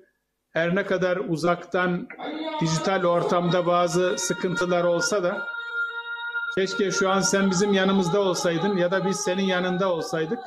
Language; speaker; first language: Turkish; native; Turkish